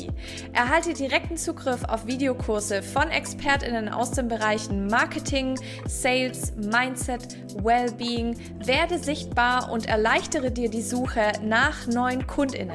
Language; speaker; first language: German; native; German